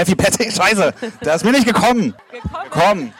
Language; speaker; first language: German; native; German